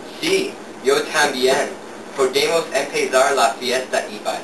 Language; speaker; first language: Spanish; non-native, learner; English